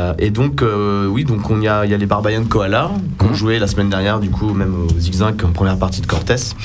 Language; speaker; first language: French; native; French